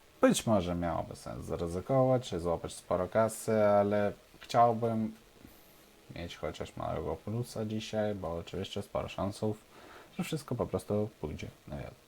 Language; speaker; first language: Polish; non-native, fluent; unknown